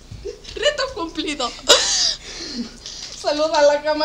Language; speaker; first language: Spanish; native; Spanish